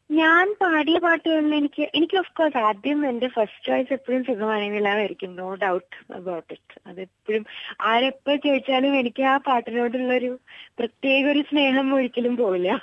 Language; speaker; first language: Malayalam; early bilingual, heritage; Malayalam